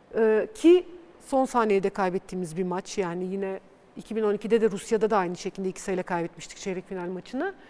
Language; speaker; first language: Turkish; early bilingual, other home language; Bulgarian